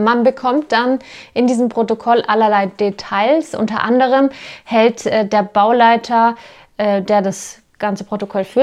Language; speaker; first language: German; native; German